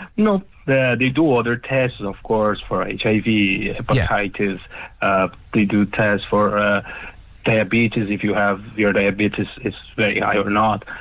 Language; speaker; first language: English; non-native, fluent; Portuguese